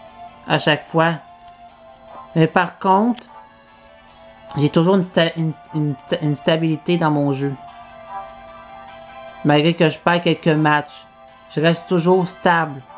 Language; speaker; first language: French; native; French